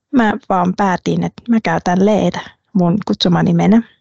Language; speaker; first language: Finnish; non-native, fluent; Vietnamese